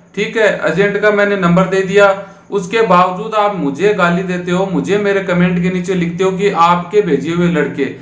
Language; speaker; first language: Hindi; native; Hindi